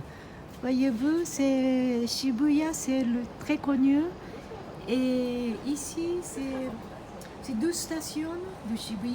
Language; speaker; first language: French; non-native, fluent; Japanese